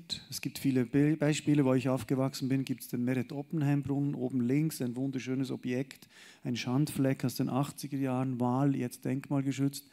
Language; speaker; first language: German; native; German